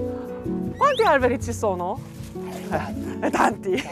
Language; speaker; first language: Italian; non-native, learner; Korean